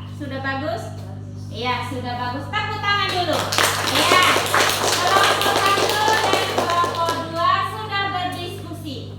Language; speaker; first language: Indonesian; native; Indonesian